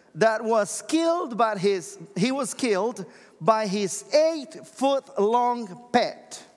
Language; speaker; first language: English; non-native, fluent; Spanish